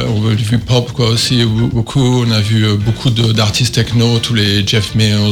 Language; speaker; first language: French; native; French